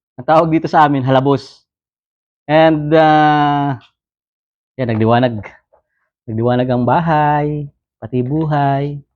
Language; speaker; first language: Filipino; native; Filipino